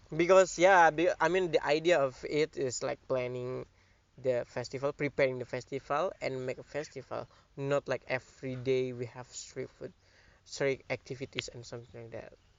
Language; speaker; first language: English; non-native, learner; Indonesian